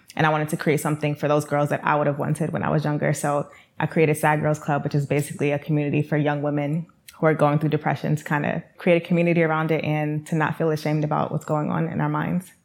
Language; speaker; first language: English; native; English